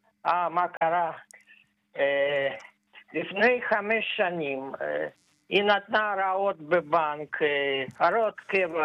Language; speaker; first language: Hebrew; non-native, fluent; Russian